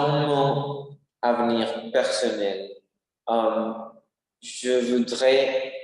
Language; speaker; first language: French; non-native, learner; Spanish